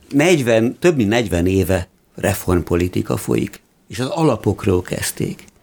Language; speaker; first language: Hungarian; native; Hungarian